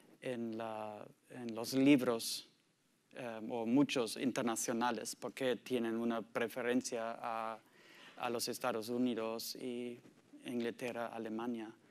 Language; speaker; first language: Spanish; non-native, learner; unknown